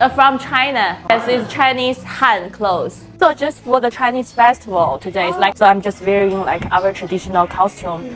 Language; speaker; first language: English; non-native, fluent; Chinese